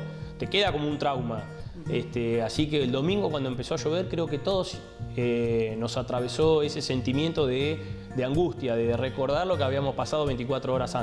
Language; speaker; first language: Spanish; native; Spanish